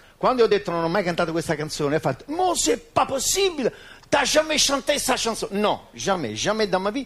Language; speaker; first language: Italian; native; Italian